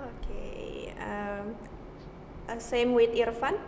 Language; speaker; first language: English; non-native, learner; Indonesian